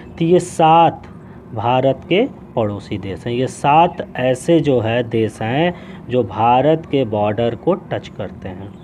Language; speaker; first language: Hindi; native; Hindi